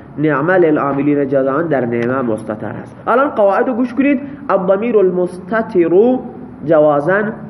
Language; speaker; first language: Persian; non-native, local second language; Baluchi